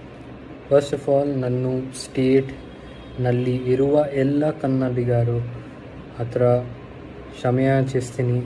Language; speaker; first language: Kannada; non-native, local second language; Hindi